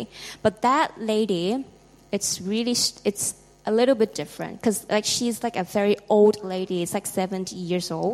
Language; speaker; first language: English; non-native, local second language; Cantonese